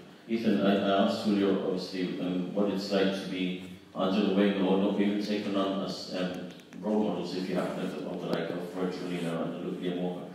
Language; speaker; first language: English; early bilingual, other home language; Spanish